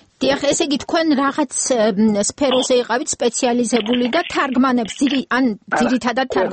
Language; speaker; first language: Georgian; native; Georgian